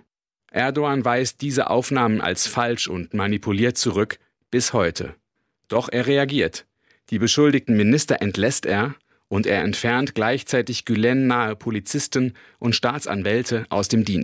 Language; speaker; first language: German; native; German